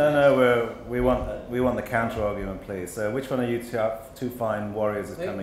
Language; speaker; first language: English; native; English